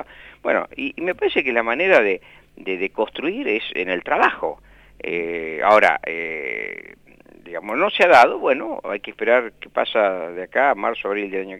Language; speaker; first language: Spanish; native; Spanish